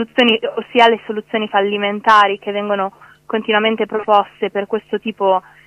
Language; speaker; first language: Italian; native; Italian